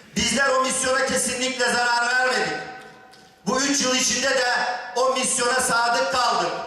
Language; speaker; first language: Turkish; native; Turkish